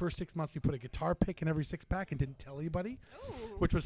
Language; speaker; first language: English; native; English